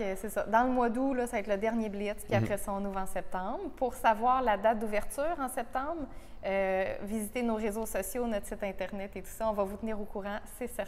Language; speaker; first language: French; native; French